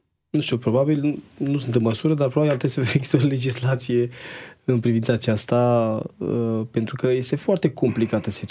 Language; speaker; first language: Romanian; native; Romanian